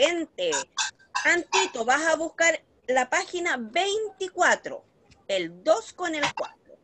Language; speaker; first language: Spanish; native; Spanish